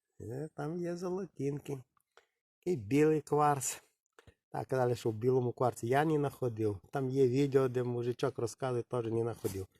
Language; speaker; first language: Ukrainian; non-native, local second language; Russian